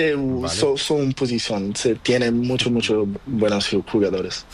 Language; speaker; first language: Spanish; non-native, learner; Portuguese